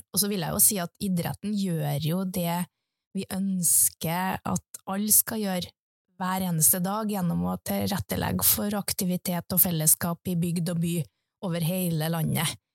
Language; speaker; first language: Norwegian; native; Norwegian